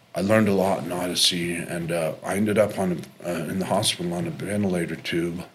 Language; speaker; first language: English; native; English